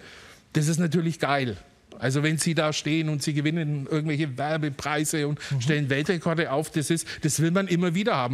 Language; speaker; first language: German; native; German